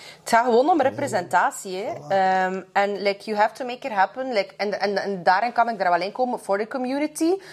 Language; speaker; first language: Dutch; early bilingual, other home language; Russian